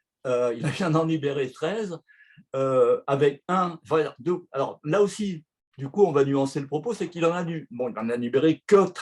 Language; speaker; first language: French; native; French